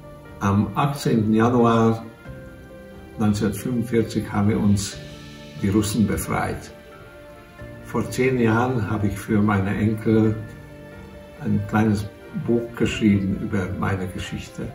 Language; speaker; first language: German; non-native, fluent; Hungarian